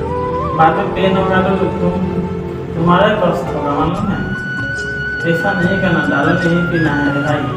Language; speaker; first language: Hindi; non-native, local second language; Assamese